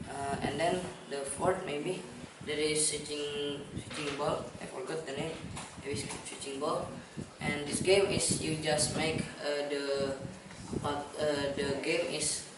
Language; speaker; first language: English; non-native, learner; Indonesian